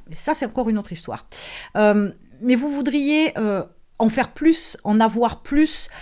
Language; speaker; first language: French; native; French